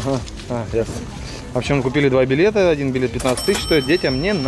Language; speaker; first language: Russian; native; Russian